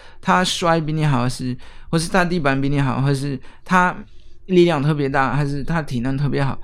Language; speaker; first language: Chinese; non-native, fluent; French